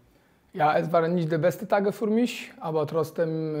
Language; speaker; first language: German; non-native, fluent; Polish